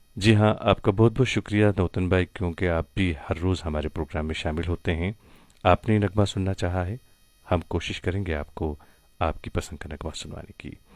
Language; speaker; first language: Hindi; non-native, local second language; Kashmiri